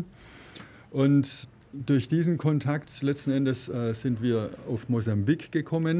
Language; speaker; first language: German; native; German